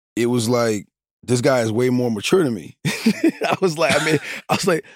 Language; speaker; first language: English; native; English